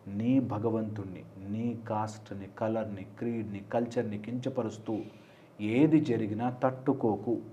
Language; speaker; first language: Telugu; native; Telugu